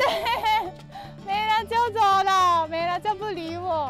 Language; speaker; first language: Chinese; non-native, fluent; Japanese